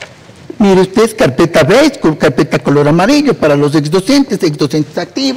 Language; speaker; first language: Spanish; native; Spanish